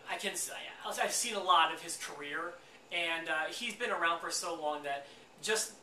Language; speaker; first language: English; native; English